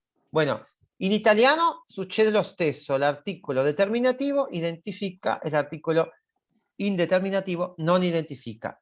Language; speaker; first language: Italian; non-native, fluent; Spanish